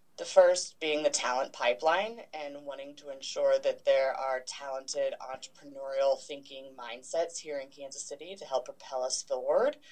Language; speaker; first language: English; native; English